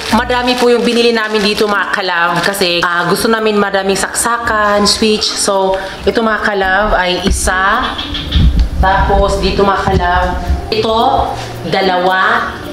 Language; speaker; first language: Filipino; non-native, local second language; Cebuano